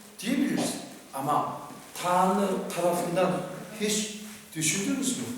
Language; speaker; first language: Turkish; non-native, fluent; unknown